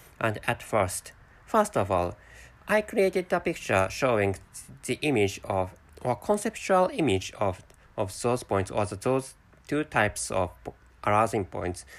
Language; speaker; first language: English; non-native, fluent; Japanese